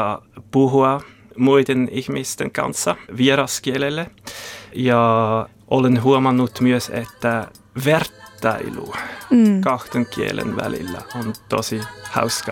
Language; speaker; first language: Finnish; non-native, fluent; German